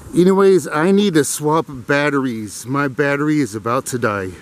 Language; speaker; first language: English; native; English